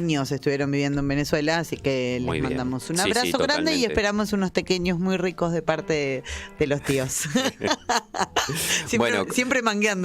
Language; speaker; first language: Spanish; native; Spanish